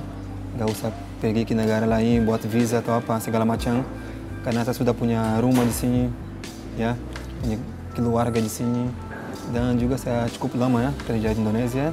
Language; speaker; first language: Indonesian; non-native, fluent; Portuguese